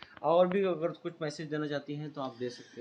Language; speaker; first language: Hindi; native; Hindi